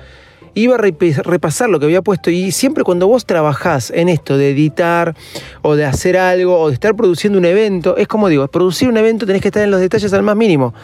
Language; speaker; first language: Spanish; native; Spanish